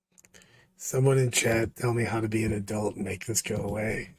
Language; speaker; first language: English; native; English